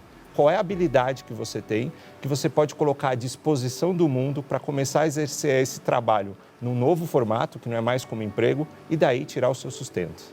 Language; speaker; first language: Portuguese; native; Portuguese